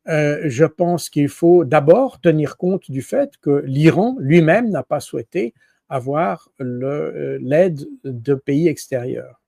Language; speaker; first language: French; native; French